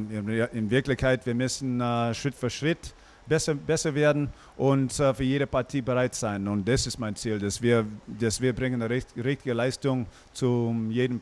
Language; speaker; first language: German; non-native, fluent; English